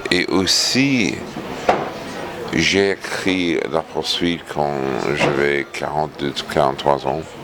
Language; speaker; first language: French; non-native, fluent; English